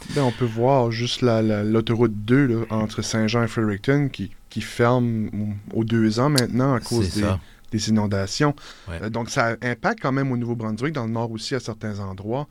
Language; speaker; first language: French; native; French